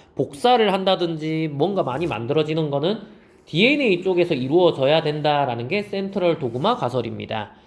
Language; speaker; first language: Korean; native; Korean